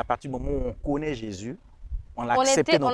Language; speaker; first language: French; non-native, local second language; Rundi